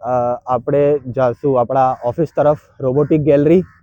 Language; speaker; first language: Gujarati; non-native, local second language; Hindi